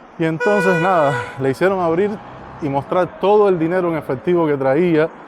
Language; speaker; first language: Spanish; native; Spanish